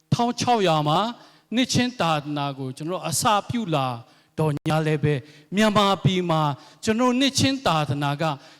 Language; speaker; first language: Burmese; non-native, local second language; Lahu